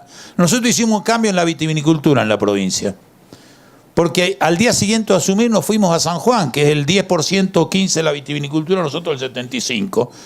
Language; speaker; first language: Spanish; native; Spanish